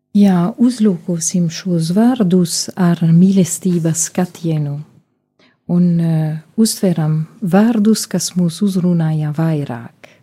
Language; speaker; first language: Latvian; non-native, fluent; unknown